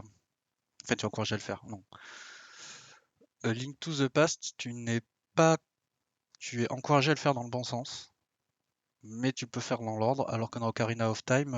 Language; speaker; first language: French; native; French